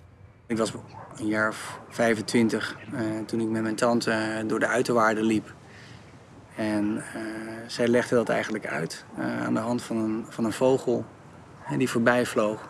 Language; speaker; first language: Dutch; native; Dutch